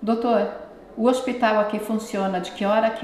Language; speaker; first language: Portuguese; native; Portuguese